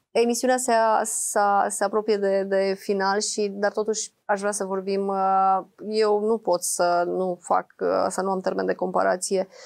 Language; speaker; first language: Romanian; native; Romanian